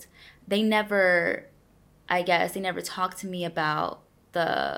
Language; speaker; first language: English; early bilingual, other home language; Spanish